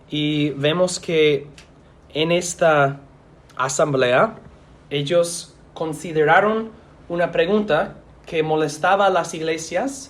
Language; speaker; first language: Spanish; non-native, fluent; English